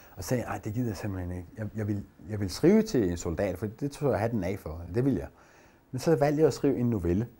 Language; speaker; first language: Danish; early bilingual, other home language; Persian